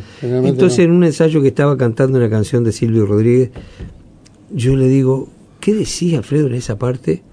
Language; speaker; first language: Spanish; native; Spanish